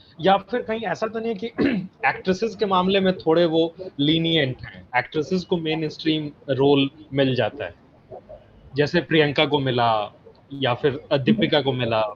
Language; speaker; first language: Hindi; native; Hindi